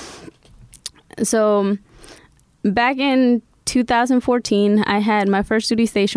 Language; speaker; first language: English; early bilingual, other home language; Spanish